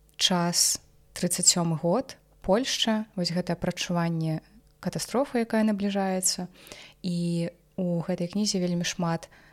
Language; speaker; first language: Belarusian; non-native, local second language; Russian